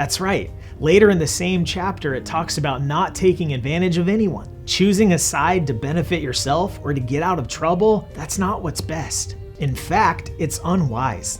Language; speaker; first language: English; native; English